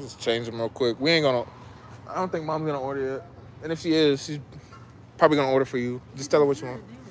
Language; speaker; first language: English; native; English